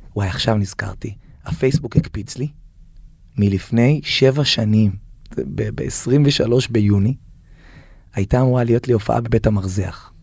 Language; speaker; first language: Hebrew; native; Hebrew